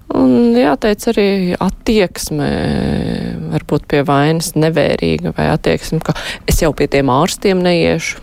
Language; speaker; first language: Latvian; native; Latvian